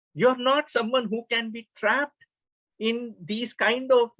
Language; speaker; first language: English; non-native, local second language; Kannada